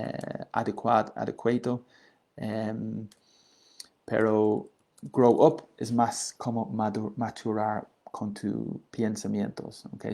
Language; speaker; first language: Spanish; non-native, learner; English